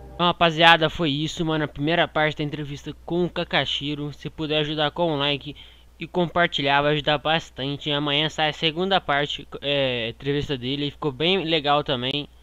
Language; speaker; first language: Portuguese; native; Portuguese